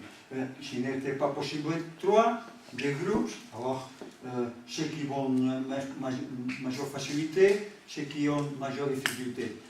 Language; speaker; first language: French; non-native, learner; Catalan